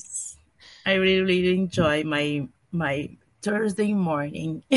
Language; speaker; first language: English; non-native, learner; Portuguese